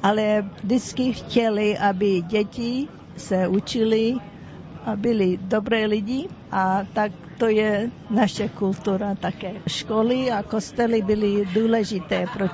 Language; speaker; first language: Czech; early bilingual, heritage; English